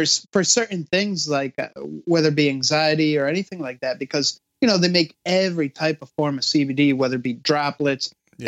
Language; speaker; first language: English; native; English